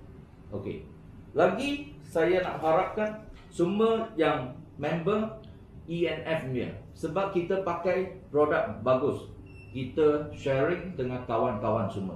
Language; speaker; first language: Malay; non-native, local second language; Chinese